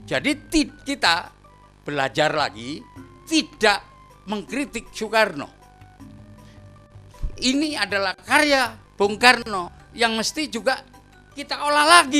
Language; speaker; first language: Indonesian; native; Indonesian